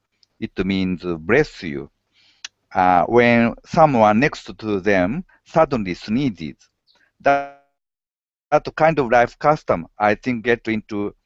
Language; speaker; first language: English; non-native, learner; Japanese